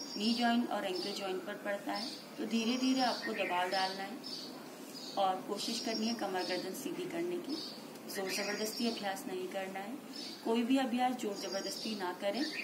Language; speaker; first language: Hindi; native; Hindi